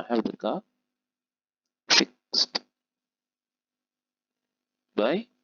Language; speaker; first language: English; non-native, fluent; Indonesian